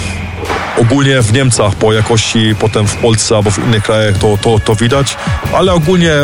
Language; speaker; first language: Polish; early bilingual, heritage; Polish